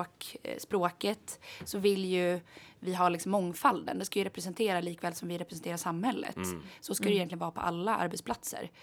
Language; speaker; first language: Swedish; native; Swedish